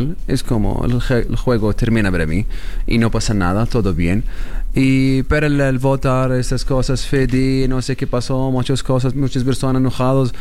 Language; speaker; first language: Spanish; non-native, learner; Arabic